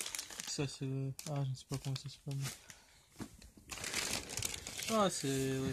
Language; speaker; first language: French; non-native, learner; Croatian